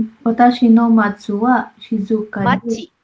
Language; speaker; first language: Japanese; non-native, learner; Filipino